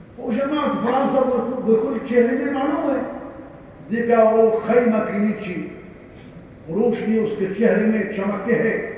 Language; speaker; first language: Urdu; non-native, learner; Arabic